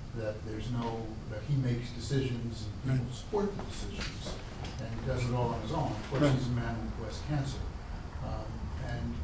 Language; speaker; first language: English; native; English